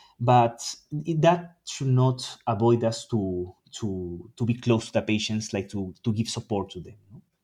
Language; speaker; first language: English; non-native, fluent; Spanish